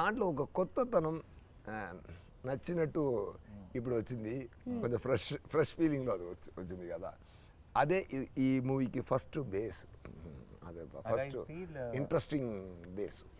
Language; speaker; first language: Telugu; non-native, learner; Tamil